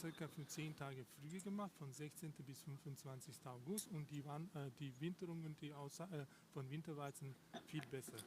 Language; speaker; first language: German; non-native, learner; Russian